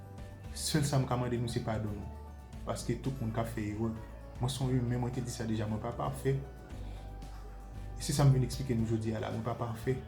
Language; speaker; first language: French; non-native, local second language; Haitian Creole